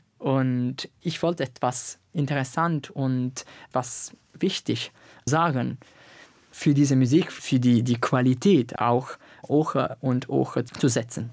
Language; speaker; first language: German; non-native, fluent; Italian